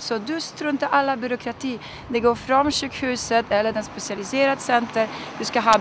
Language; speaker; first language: Swedish; non-native, fluent; Italian